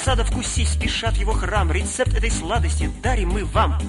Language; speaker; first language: Russian; native; Russian